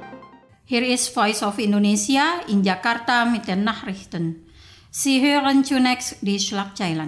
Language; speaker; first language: German; non-native, fluent; Indonesian